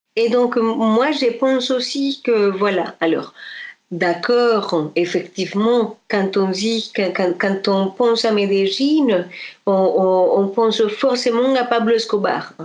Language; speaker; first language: French; non-native, fluent; Spanish